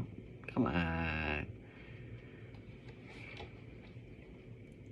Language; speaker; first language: English; native; English